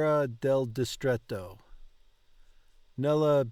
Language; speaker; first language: Italian; non-native, learner; English